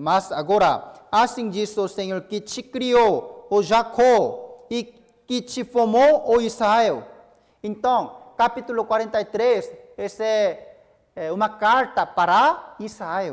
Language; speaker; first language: Portuguese; non-native, fluent; Korean